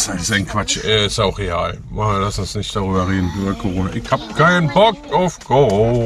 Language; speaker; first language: German; native; German